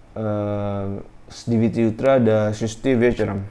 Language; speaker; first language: Russian; non-native, learner; Indonesian